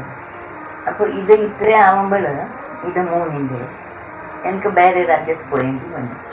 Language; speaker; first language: Malayalam; non-native, local second language; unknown